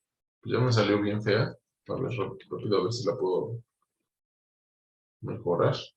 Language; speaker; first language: Spanish; native; Spanish